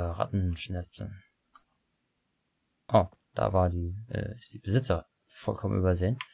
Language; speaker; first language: German; native; German